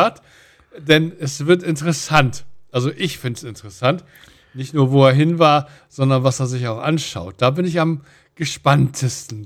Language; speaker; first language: German; native; German